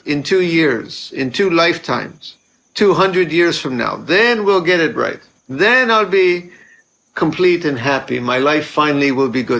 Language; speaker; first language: English; native; English